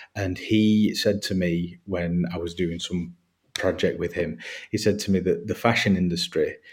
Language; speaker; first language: English; native; English